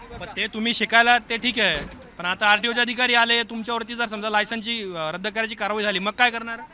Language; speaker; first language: Marathi; native; Marathi